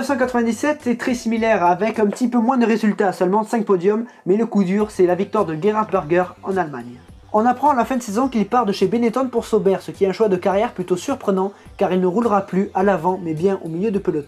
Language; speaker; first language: French; native; French